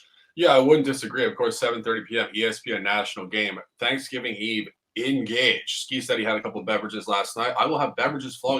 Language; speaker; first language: English; native; English